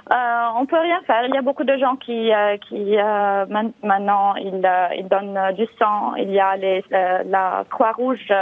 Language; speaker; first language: French; non-native, local second language; Arabic